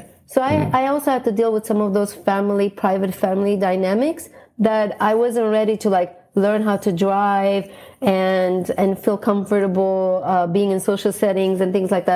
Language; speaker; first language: English; non-native, fluent; Turkish